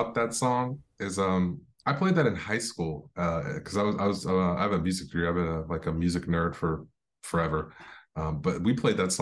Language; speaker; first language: English; native; English